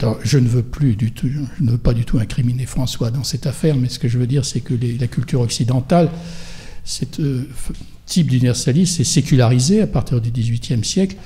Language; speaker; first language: French; native; French